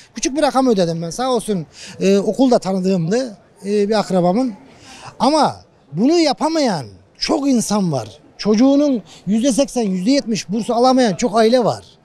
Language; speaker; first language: Turkish; native; Turkish